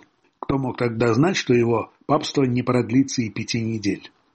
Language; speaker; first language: Russian; native; Russian